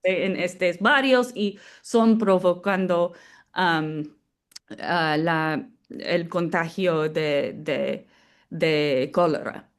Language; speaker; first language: Spanish; non-native, fluent; English